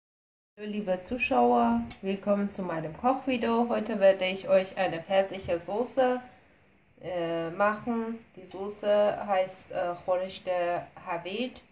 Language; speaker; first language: German; non-native, fluent; Persian